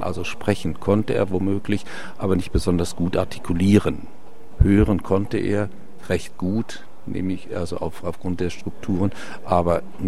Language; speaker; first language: German; native; German